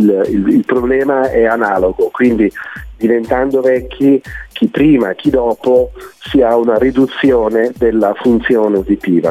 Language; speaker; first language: Italian; native; Italian